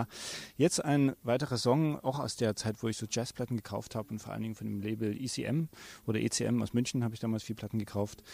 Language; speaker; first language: German; native; German